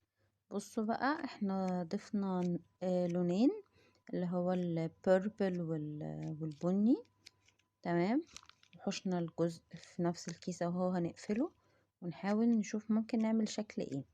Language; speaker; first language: Arabic; native; Arabic